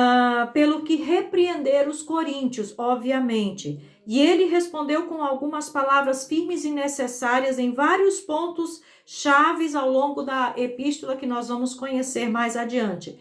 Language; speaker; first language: Portuguese; native; Portuguese